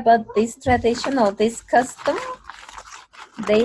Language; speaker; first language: English; non-native, fluent; Spanish